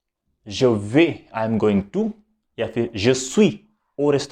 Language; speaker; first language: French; non-native, fluent; Hindi